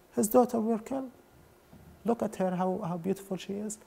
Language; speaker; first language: English; non-native, fluent; Arabic